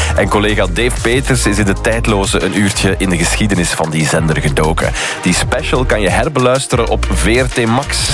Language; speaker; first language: Dutch; native; Dutch